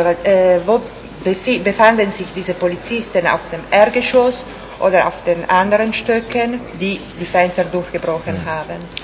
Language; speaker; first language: German; non-native, fluent; Italian